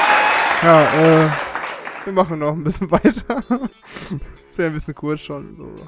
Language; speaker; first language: German; native; German